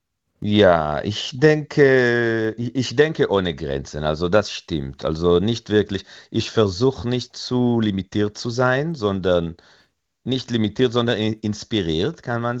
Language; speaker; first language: German; non-native, fluent; Hebrew